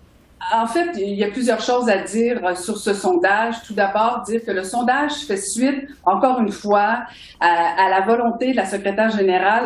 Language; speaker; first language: French; native; French